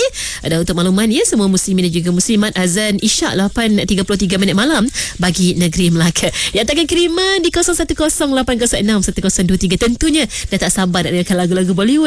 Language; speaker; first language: Malay; native; Malay